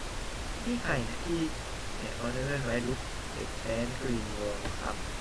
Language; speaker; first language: Thai; native; Thai